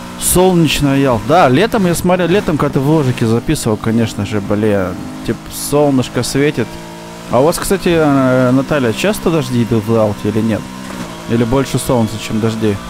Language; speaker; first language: Russian; native; Russian